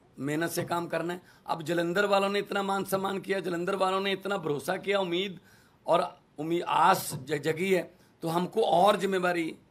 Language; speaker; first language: Hindi; non-native, local second language; Punjabi